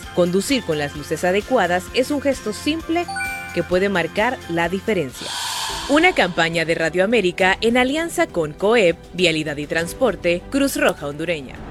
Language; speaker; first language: Spanish; native; Spanish